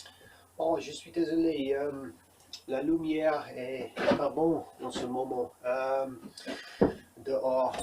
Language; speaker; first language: French; non-native, learner; English